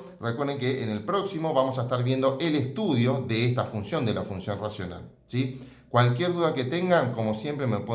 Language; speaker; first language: Spanish; native; Spanish